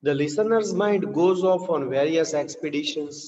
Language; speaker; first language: English; non-native, local second language; Gujarati